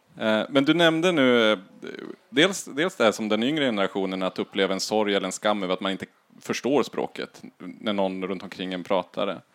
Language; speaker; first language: Swedish; native; Swedish